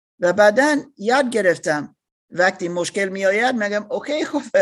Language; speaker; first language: Persian; non-native, learner; English